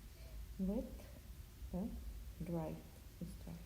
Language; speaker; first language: English; non-native, learner; Russian